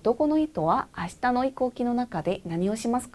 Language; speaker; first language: Japanese; non-native, fluent; Korean